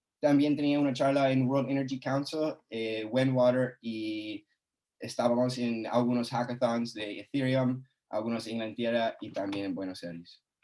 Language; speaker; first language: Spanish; non-native, fluent; English